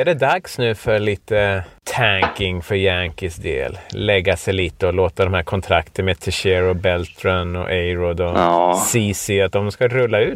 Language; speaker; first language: Swedish; native; Swedish